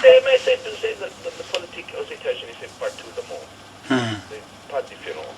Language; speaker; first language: French; non-native, fluent; English